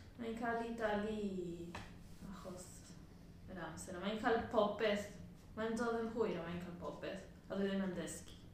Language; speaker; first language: Welsh; non-native, learner; Spanish